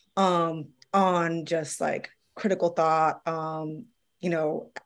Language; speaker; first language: English; native; English